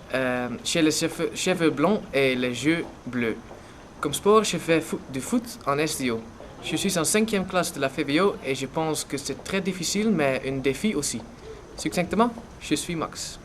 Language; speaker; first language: French; non-native, learner; Dutch